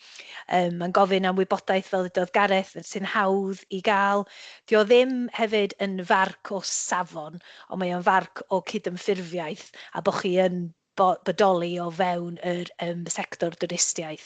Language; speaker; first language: Welsh; native; Welsh